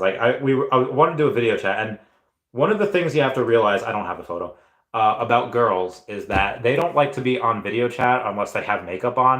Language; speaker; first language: English; native; English